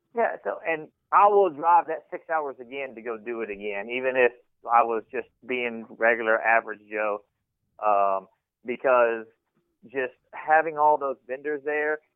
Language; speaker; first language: English; native; English